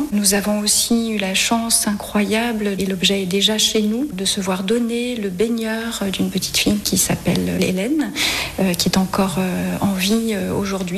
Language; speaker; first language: French; native; French